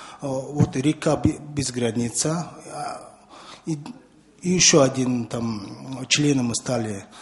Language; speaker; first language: Russian; non-native, learner; Mongolian